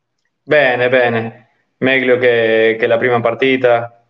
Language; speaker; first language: Italian; non-native, learner; Spanish